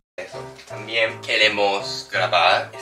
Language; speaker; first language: Spanish; non-native, learner; Japanese